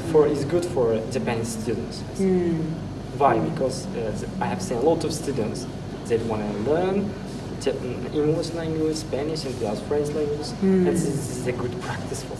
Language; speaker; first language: English; non-native, fluent; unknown